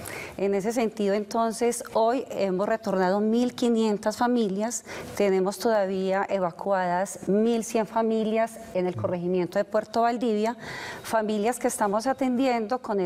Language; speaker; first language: Spanish; native; Spanish